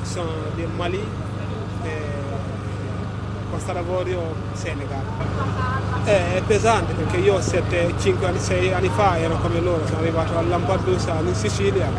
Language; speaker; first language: Italian; non-native, fluent; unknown